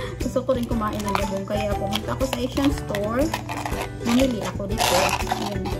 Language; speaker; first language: Filipino; non-native, local second language; Cebuano